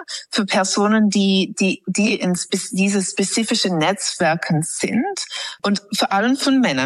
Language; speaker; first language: German; non-native, fluent; English